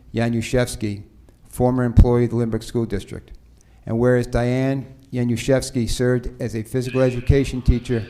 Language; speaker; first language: English; native; English